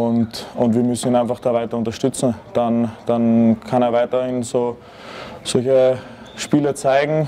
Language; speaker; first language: German; native; German